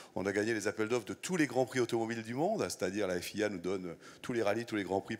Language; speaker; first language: French; native; French